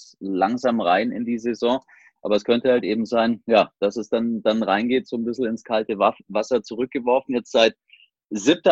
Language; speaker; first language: German; native; German